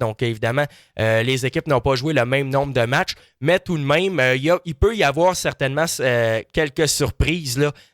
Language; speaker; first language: French; native; French